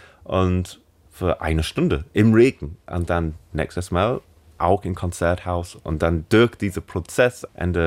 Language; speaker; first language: German; non-native, learner; English